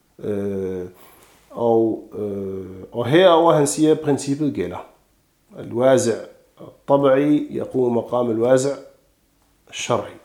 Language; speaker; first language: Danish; non-native, fluent; Arabic